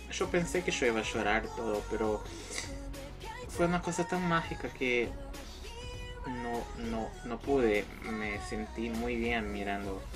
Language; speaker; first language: Spanish; non-native, fluent; Portuguese